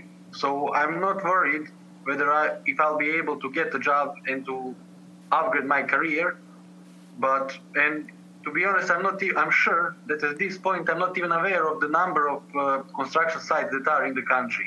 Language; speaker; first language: English; non-native, fluent; Serbian